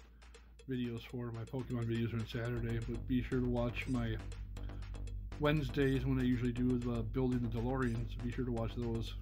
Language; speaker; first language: English; native; English